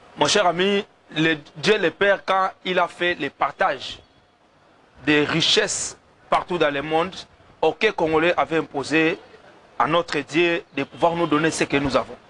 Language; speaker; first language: French; non-native, local second language; Lingala